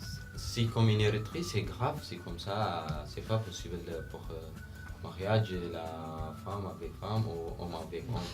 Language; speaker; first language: French; non-native, learner; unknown